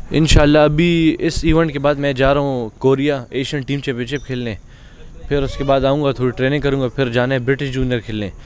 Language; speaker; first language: Urdu; non-native, local second language; Pashto